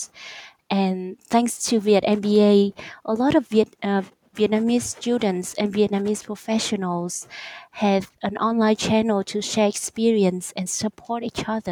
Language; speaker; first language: English; non-native, fluent; Vietnamese